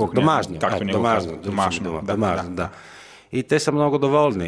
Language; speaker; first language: Bulgarian; non-native, fluent; Italian